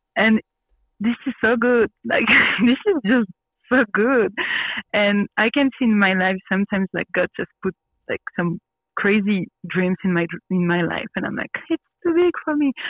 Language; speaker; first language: English; non-native, learner; French